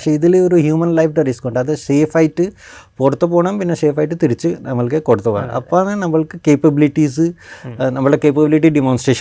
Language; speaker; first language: Malayalam; non-native, fluent; Bangla